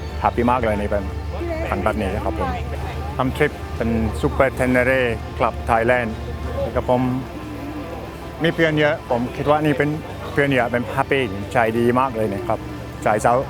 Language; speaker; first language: Thai; non-native, learner; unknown